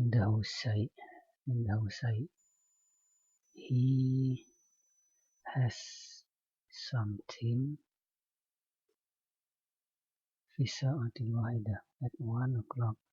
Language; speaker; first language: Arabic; non-native, learner; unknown